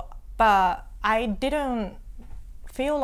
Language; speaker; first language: English; non-native, fluent; Japanese